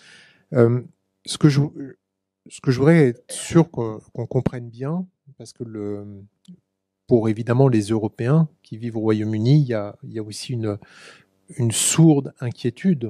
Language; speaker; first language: French; native; French